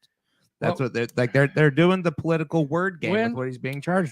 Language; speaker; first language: English; native; English